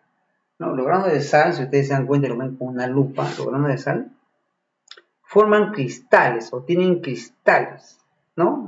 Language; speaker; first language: Spanish; native; Spanish